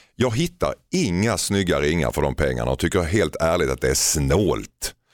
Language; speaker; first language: Swedish; native; Swedish